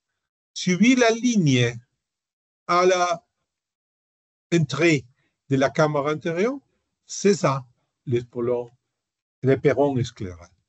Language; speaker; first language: French; non-native, learner; Spanish